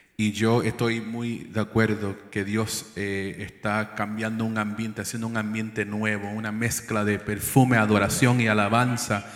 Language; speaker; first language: Spanish; early bilingual, heritage; English